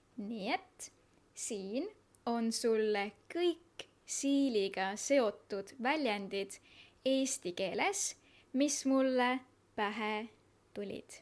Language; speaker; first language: Estonian; native; Estonian